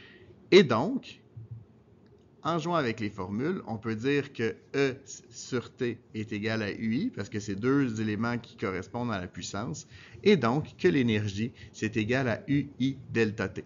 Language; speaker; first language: French; native; French